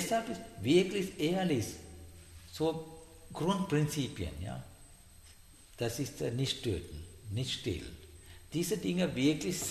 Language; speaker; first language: German; non-native, learner; Sinhala